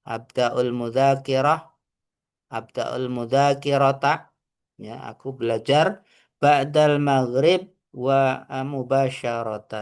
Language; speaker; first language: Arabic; non-native, fluent; Indonesian